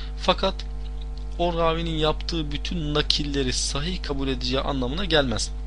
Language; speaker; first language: Turkish; non-native, fluent; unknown